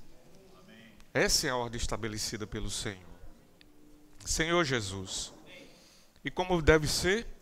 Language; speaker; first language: Portuguese; native; Portuguese